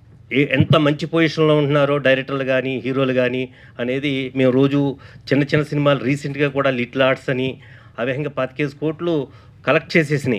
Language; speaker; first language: Telugu; native; Telugu